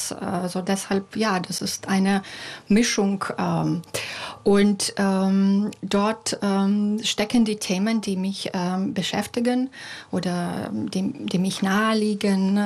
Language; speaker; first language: German; non-native, fluent; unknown